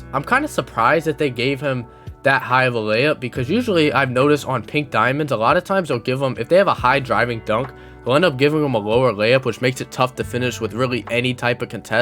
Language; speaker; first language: English; native; English